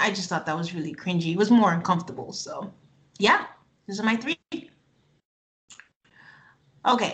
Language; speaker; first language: English; native; English